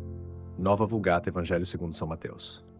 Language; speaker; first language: Portuguese; native; Portuguese